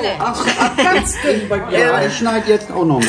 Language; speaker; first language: German; native; German